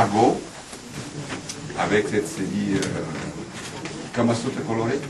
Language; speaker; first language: French; non-native, fluent; Portuguese